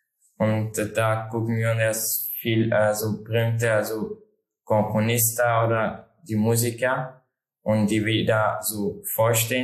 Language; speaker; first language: German; non-native, learner; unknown